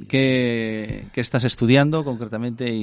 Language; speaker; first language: Spanish; native; Spanish